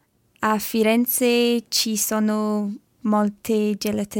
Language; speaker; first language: Italian; non-native, learner; English